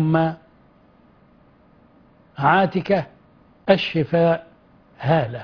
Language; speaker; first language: Arabic; native; Arabic